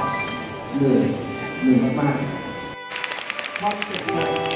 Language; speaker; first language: Thai; native; Thai